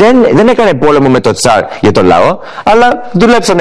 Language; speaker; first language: Greek; early bilingual, heritage; English